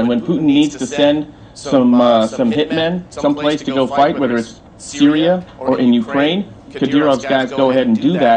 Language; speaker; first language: English; native; English